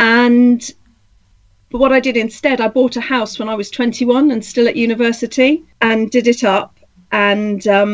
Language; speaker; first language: English; native; English